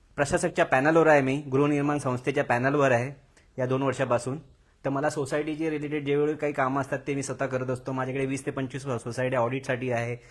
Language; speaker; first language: Marathi; native; Marathi